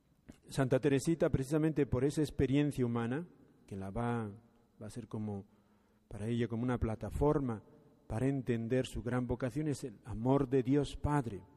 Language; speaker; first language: Spanish; native; Spanish